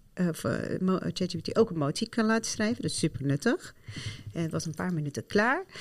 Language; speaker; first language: Dutch; non-native, fluent; Arabic